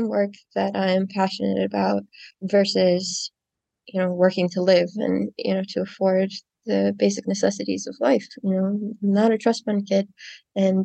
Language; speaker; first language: English; native; English